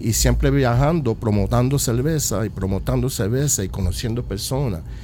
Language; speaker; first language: Spanish; early bilingual, heritage; Spanish